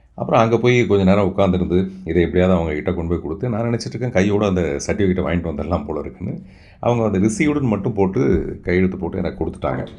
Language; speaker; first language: Tamil; non-native, local second language; Telugu